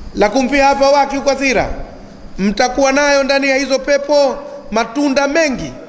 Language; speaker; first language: Swahili; native; Swahili